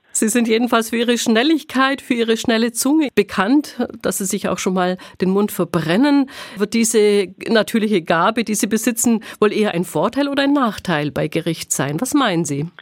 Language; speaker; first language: German; native; German